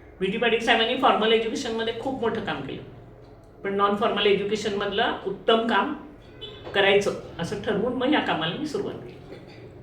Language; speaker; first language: Marathi; native; Marathi